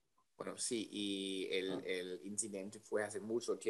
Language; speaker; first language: Spanish; non-native, learner; German